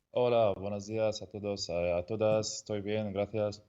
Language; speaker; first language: Spanish; non-native, learner; Arabic